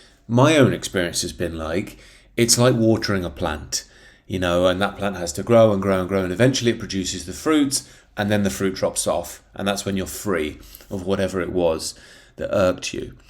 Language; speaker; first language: English; native; English